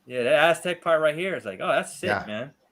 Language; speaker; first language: English; native; English